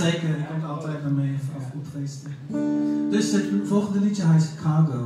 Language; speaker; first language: Dutch; non-native, learner; English